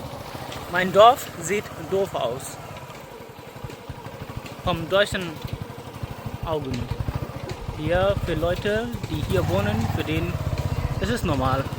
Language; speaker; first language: German; non-native, learner; Bangla